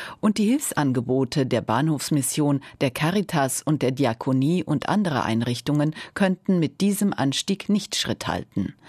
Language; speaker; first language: German; native; German